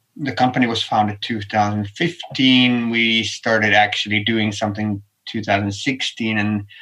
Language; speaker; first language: English; non-native, fluent; Finnish